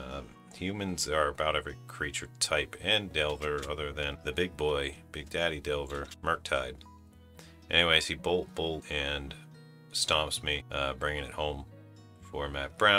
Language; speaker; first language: English; native; English